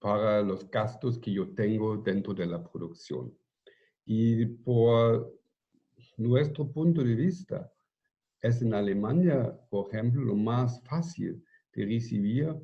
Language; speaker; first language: Spanish; non-native, fluent; German